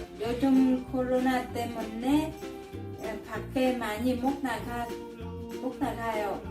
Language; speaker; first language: Korean; non-native, learner; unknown